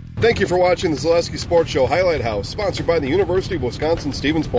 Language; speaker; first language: English; native; English